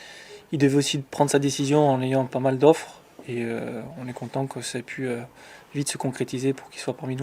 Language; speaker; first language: French; native; French